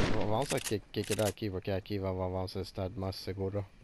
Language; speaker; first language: Spanish; non-native, learner; English